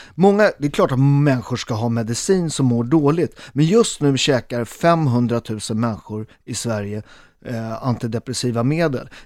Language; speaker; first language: Swedish; early bilingual, other home language; Italian